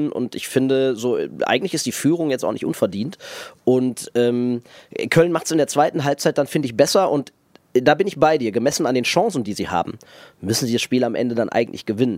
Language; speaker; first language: German; native; German